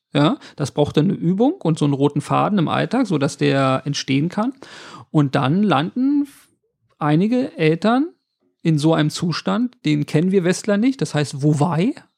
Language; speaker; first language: German; native; German